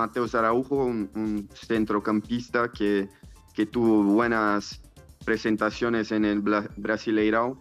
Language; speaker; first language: Spanish; non-native, fluent; Portuguese